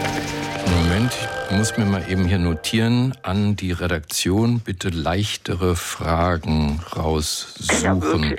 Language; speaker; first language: German; native; German